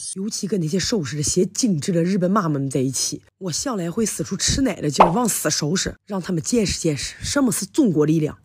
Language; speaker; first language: Chinese; native; Chinese